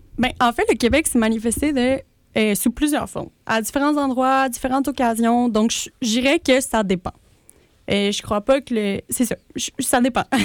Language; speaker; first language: French; early bilingual, other home language; Spanish